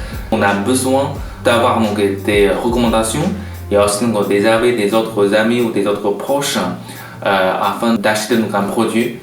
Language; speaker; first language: French; non-native, fluent; Chinese